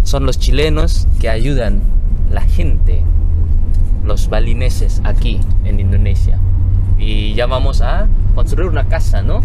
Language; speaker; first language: Spanish; non-native, fluent; Min Nan Chinese